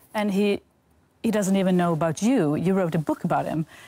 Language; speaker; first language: English; non-native, fluent; Swedish